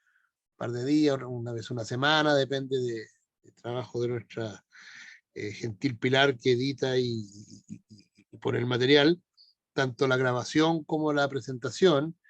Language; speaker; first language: Spanish; native; Spanish